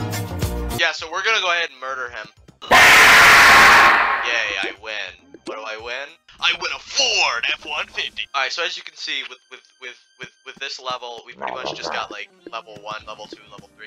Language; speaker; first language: English; native; English